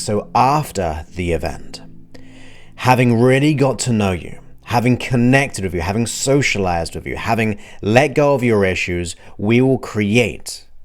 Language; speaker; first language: English; native; English